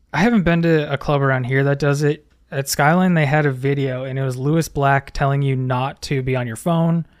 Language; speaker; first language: English; native; English